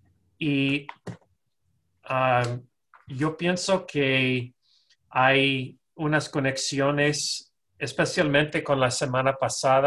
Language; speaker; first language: Spanish; non-native, fluent; English